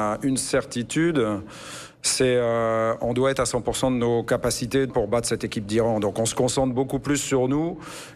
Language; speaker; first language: French; native; French